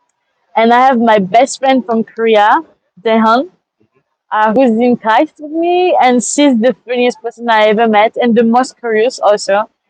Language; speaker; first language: English; non-native, fluent; French